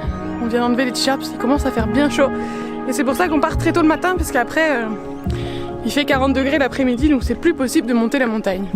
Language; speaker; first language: French; native; French